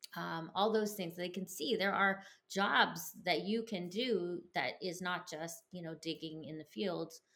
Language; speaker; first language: English; native; English